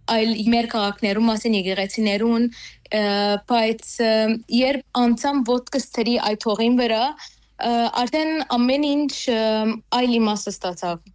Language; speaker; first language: Armenian; early bilingual, heritage; Armenian